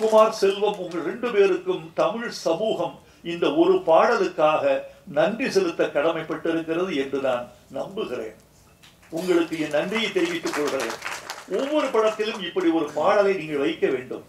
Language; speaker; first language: Tamil; native; Tamil